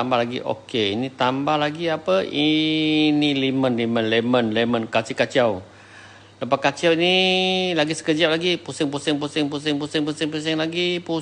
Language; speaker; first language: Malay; non-native, local second language; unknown